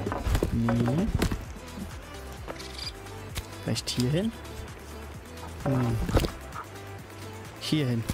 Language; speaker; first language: German; native; German